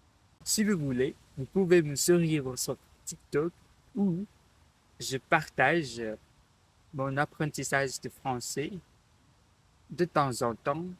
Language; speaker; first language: French; non-native, learner; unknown